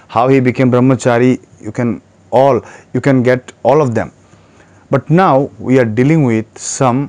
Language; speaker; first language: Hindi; non-native, fluent; Bangla